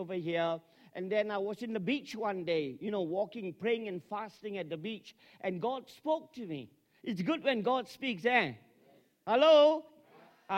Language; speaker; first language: English; non-native, local second language; Tamil